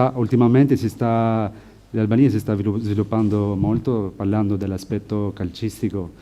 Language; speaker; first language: Italian; non-native, fluent; Albanian